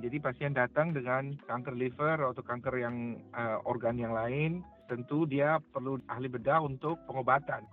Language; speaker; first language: Indonesian; native; Indonesian